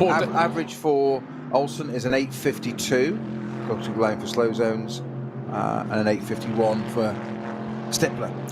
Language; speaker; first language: English; native; English